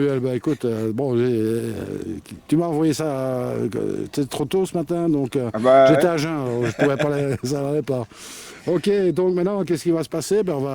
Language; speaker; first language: French; native; French